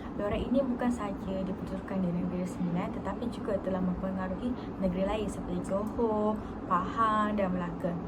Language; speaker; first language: Malay; native; Malay